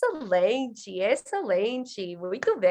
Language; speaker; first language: Portuguese; non-native, fluent; English